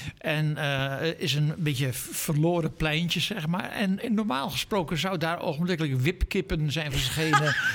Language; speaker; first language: Dutch; native; Dutch